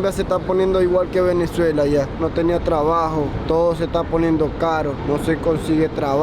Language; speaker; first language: Spanish; native; Spanish